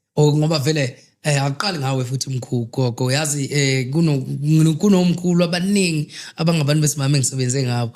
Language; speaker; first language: Zulu; native; Zulu